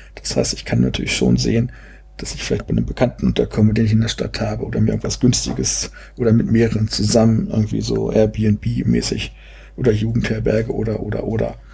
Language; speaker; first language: German; native; German